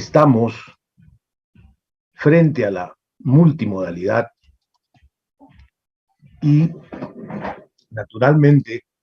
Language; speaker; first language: Spanish; native; Spanish